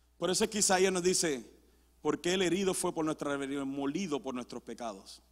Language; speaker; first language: Spanish; early bilingual, heritage; Spanish